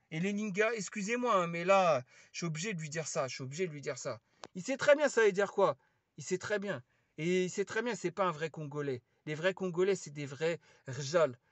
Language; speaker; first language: French; early bilingual, other home language; Lingala